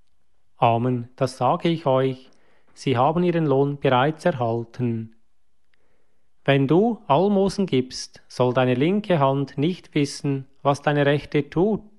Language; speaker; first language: German; native; German